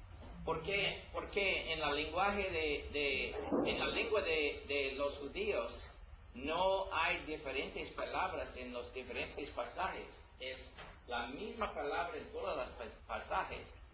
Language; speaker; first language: Spanish; non-native, learner; English